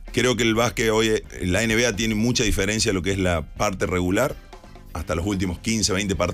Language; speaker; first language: Spanish; native; Spanish